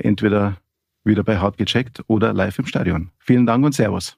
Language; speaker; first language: German; native; German